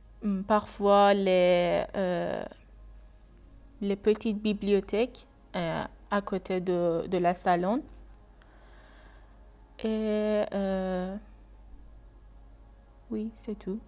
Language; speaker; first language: French; non-native, learner; Persian